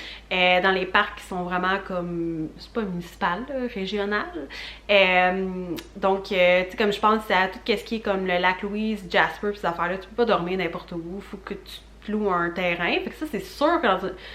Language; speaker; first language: French; native; French